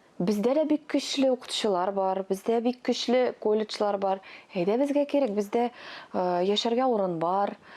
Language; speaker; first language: Tatar; non-native, local second language; Russian